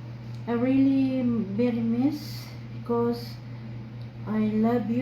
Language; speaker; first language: English; non-native, learner; Filipino